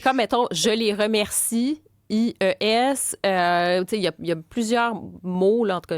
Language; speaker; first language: French; native; French